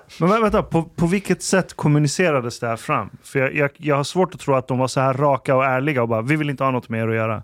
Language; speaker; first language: Swedish; early bilingual, other home language; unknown